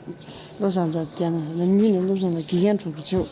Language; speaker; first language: Chinese; non-native, local second language; Tibetan